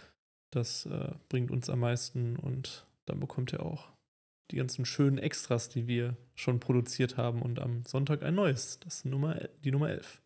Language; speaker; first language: German; native; German